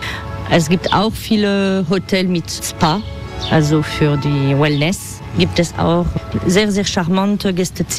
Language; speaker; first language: German; non-native, fluent; French